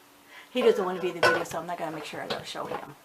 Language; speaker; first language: English; native; English